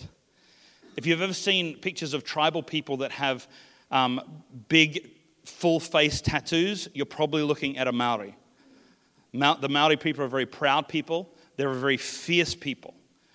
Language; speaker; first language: English; native; English